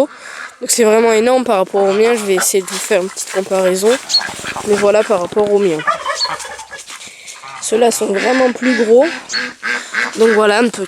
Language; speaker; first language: French; native; French